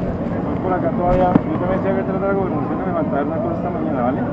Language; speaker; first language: Spanish; native; Spanish